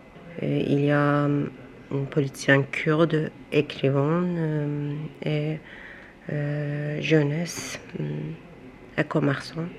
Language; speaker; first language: French; non-native, learner; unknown